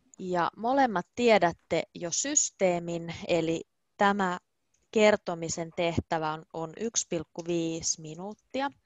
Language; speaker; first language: Finnish; native; Finnish